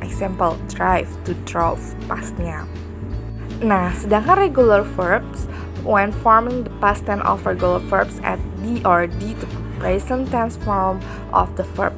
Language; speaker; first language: English; non-native, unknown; Indonesian